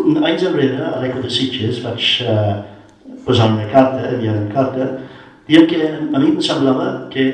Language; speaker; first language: Catalan; non-native, fluent; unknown